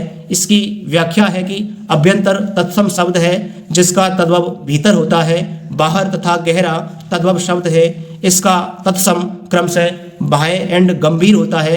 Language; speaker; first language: Hindi; native; Hindi